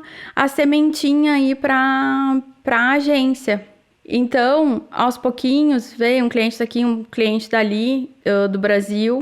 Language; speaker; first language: Portuguese; native; Portuguese